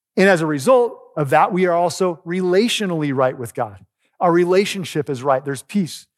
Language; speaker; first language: English; native; English